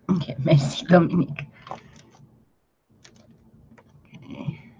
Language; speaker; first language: French; non-native, fluent; Romanian